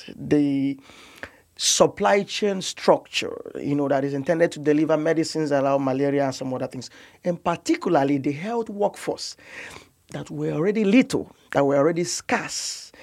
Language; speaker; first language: English; non-native, local second language; Igbo